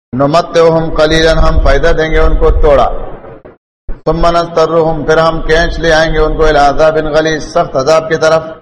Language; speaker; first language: Urdu; non-native, local second language; Pashto